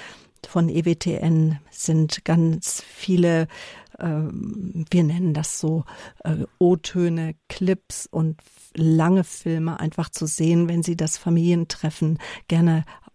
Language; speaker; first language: German; native; German